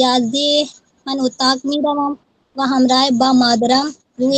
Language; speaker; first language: Persian; non-native, learner; Urdu